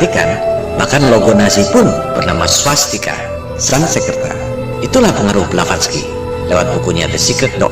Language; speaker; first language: Indonesian; native; Indonesian